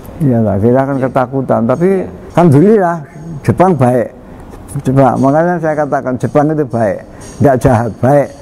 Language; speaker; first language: Indonesian; non-native, local second language; Javanese